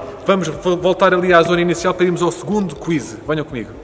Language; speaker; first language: Portuguese; native; Portuguese